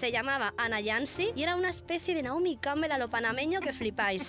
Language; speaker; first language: Spanish; native; Spanish